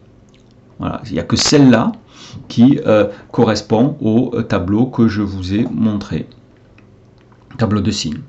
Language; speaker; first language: French; native; French